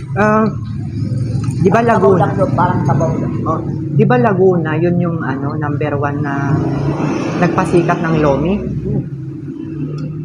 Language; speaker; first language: Filipino; native; Filipino